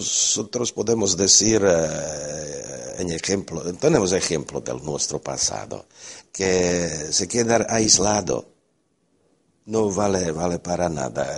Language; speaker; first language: Spanish; non-native, fluent; Slovak